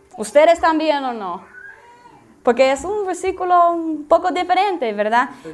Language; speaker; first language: Spanish; non-native, learner; English